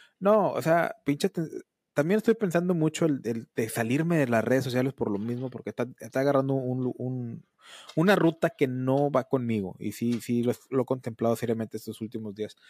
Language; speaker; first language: Spanish; early bilingual, heritage; Spanish